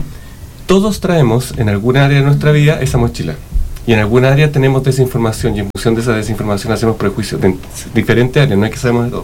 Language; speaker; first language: Spanish; native; Spanish